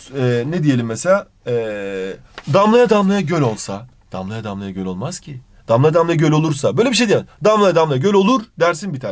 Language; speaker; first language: Turkish; native; Turkish